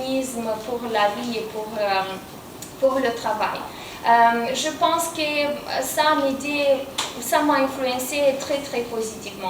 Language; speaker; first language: French; non-native, fluent; Romanian